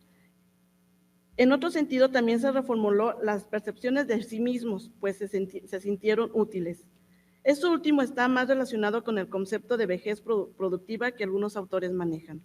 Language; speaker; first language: Spanish; native; Spanish